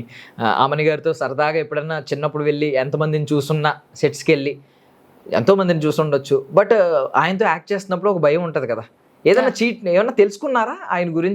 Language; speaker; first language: Telugu; native; Telugu